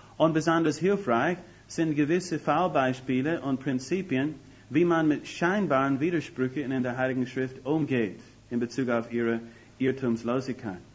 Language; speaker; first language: German; non-native, fluent; English